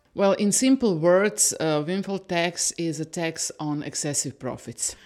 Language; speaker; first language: English; non-native, fluent; Croatian